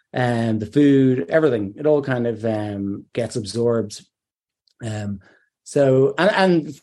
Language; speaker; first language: English; native; English